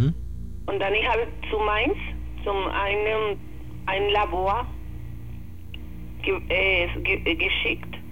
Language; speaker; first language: German; non-native, learner; Spanish